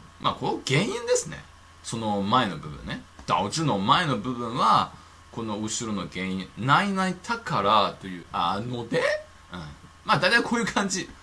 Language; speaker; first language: Japanese; non-native, fluent; Chinese